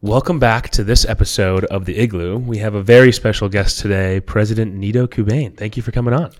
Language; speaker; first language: English; native; English